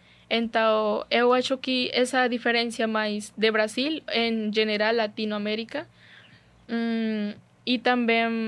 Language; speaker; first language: Portuguese; non-native, learner; Spanish